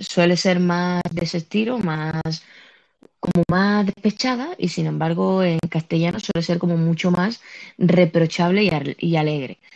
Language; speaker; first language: Spanish; native; Spanish